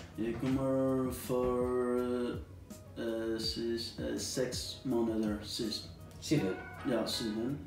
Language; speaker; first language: Swedish; non-native, fluent; Persian